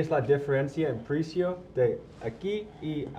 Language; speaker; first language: Spanish; non-native, learner; English